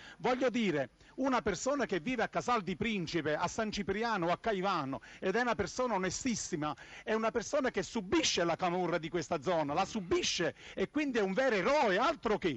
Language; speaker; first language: Italian; native; Italian